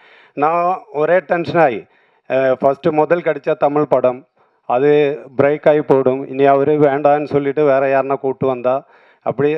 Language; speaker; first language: Tamil; non-native, learner; Malayalam